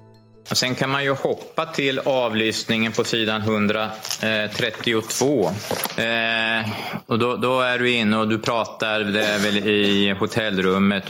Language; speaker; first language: Swedish; native; Swedish